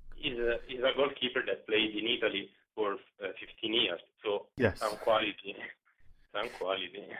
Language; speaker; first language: English; non-native, learner; Italian